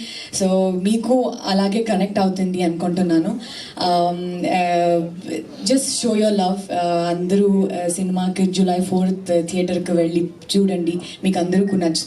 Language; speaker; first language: Telugu; non-native, learner; Kannada